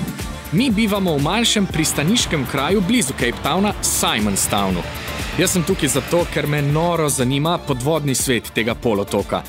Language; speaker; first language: Slovenian; native; Slovenian